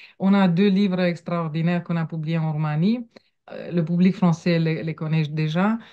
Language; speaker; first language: French; non-native, fluent; Romanian